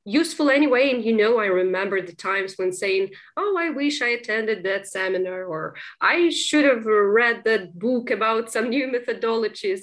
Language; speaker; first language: English; non-native, fluent; Ukrainian